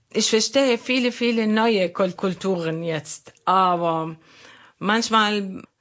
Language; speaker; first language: German; non-native, learner; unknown